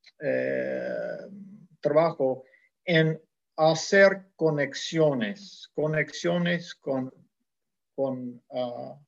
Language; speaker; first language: Spanish; non-native, fluent; English